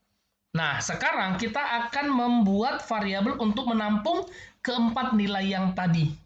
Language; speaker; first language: Indonesian; native; Indonesian